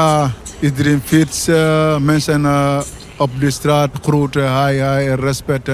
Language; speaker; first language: Dutch; non-native, learner; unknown